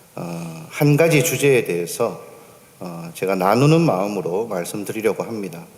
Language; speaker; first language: Korean; native; Korean